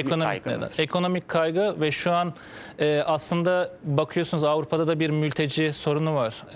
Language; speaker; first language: Turkish; native; Turkish